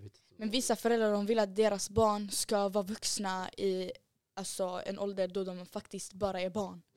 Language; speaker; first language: Swedish; early bilingual, other home language; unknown